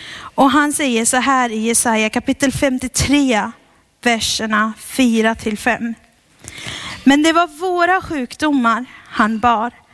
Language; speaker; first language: Swedish; early bilingual, heritage; Swedish